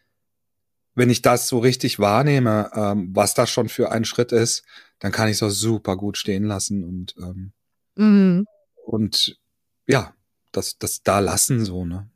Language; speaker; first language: German; native; German